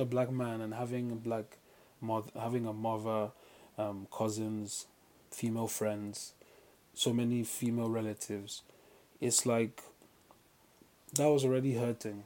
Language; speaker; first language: English; non-native, local second language; Yoruba